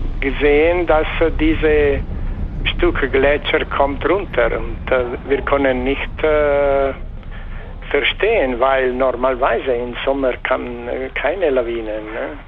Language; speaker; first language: German; non-native, learner; Italian